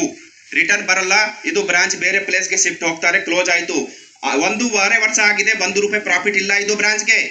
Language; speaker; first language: Kannada; non-native, learner; Hindi